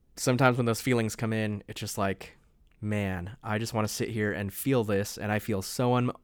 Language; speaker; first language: English; native; English